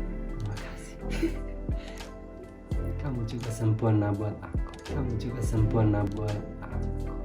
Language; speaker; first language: Indonesian; non-native, learner; German